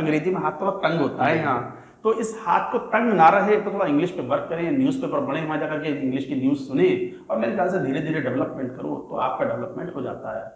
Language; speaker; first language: Hindi; native; Hindi